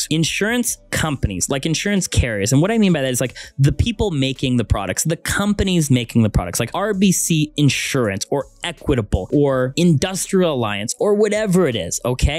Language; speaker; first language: English; native; English